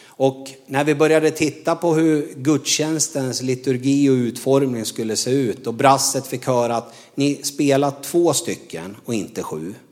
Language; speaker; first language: Swedish; native; Swedish